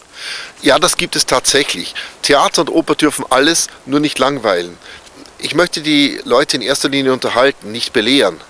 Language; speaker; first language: German; native; German